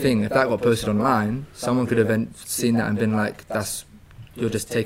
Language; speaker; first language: English; native; English